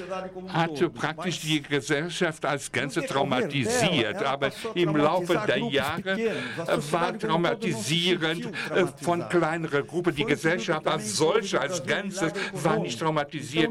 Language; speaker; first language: German; non-native, fluent; Portuguese